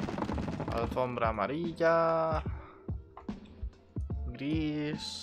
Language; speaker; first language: Spanish; native; Spanish